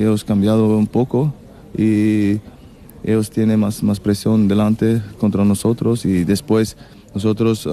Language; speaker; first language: Spanish; non-native, learner; German